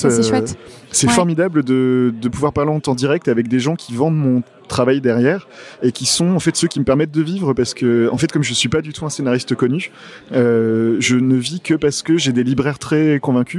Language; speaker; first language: French; native; French